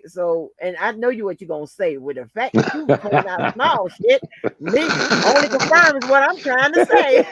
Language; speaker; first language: English; native; English